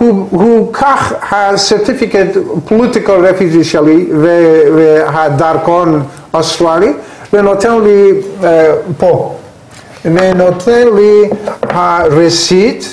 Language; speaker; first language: Hebrew; non-native, learner; Persian